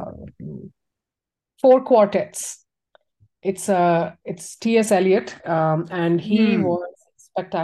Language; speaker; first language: English; non-native, local second language; Tamil